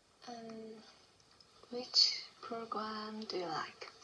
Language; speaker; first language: English; non-native, learner; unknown